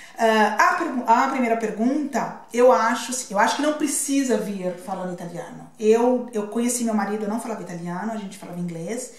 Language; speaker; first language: Portuguese; native; Portuguese